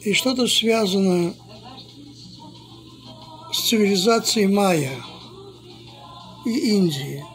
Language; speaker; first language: Russian; non-native, fluent; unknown